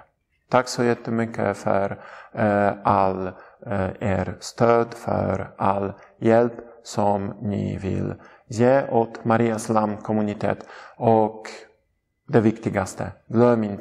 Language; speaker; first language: Swedish; non-native, fluent; Polish